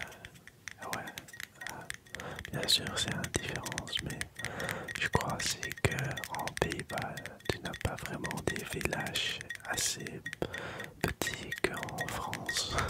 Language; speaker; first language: French; non-native, local second language; Dutch